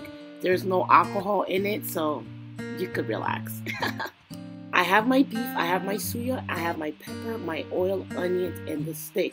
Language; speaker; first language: English; non-native, local second language; Yoruba